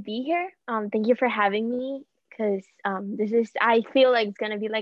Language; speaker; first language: English; non-native, fluent; Spanish